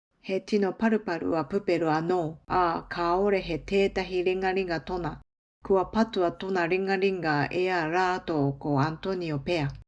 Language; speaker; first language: Māori; non-native, learner; Japanese